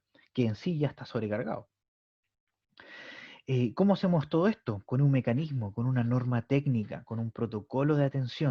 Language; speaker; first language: Spanish; native; Spanish